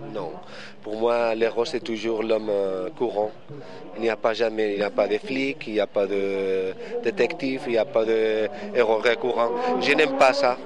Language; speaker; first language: French; non-native, fluent; Spanish